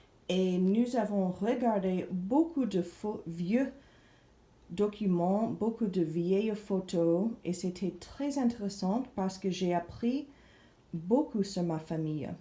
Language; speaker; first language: French; non-native, fluent; English